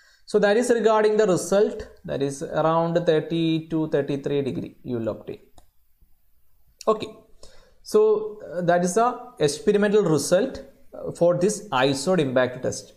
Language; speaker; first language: English; non-native, local second language; Malayalam